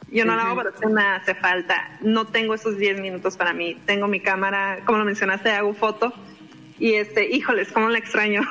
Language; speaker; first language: Spanish; native; Spanish